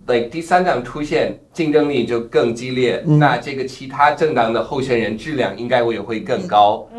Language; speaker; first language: Chinese; non-native, fluent; English